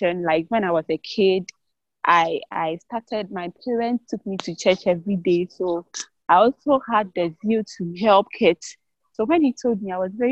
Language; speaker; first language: English; non-native, local second language; Akan